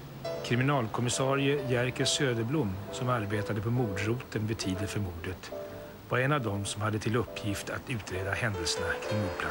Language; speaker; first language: Swedish; native; Swedish